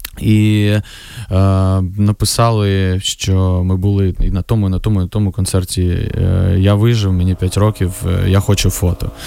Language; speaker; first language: Ukrainian; non-native, local second language; Russian